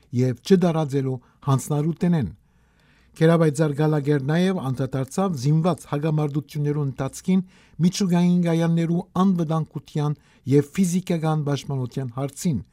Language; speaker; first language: Armenian; early bilingual, heritage; Armenian